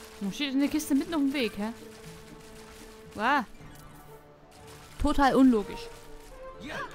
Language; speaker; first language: German; native; German